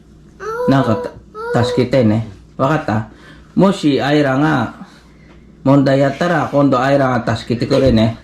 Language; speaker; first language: Japanese; non-native, fluent; Filipino